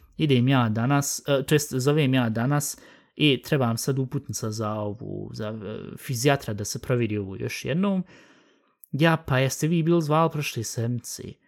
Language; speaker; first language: Bosnian; early bilingual, heritage; Bosnian